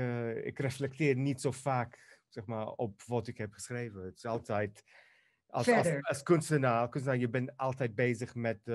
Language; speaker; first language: Dutch; non-native, fluent; Greek